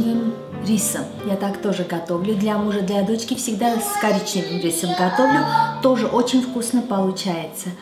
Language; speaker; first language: Russian; non-native, fluent; Armenian